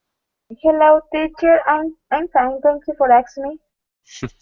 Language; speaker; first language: English; non-native, learner; Spanish